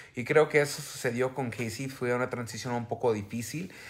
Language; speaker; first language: Spanish; early bilingual, heritage; Spanish